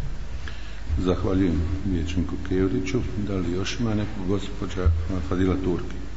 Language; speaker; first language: Croatian; native; Croatian